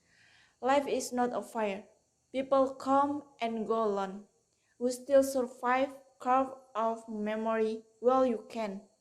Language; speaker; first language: English; non-native, learner; Indonesian